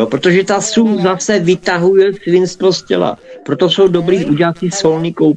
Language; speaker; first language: Czech; native; Czech